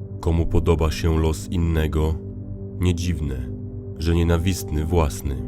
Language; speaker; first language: Polish; native; Polish